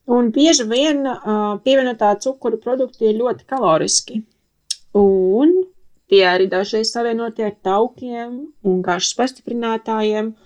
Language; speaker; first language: Latvian; non-native, local second language; Russian